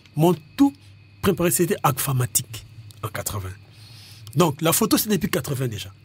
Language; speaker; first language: French; non-native, local second language; Lingala